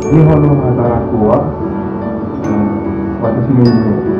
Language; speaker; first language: Japanese; non-native, learner; Indonesian